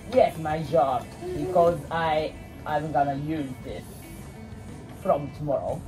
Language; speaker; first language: English; non-native, learner; Japanese